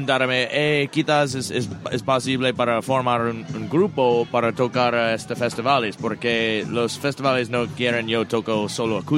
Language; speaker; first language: Spanish; non-native, learner; English